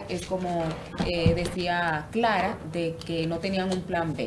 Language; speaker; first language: Spanish; native; Spanish